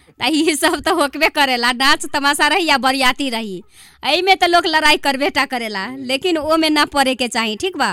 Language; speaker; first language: Bhojpuri; non-native, local second language; Maithili